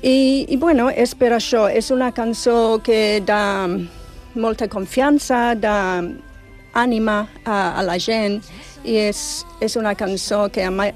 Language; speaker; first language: Catalan; non-native, fluent; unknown